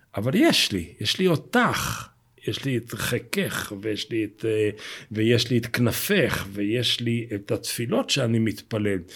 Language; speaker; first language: Hebrew; native; Hebrew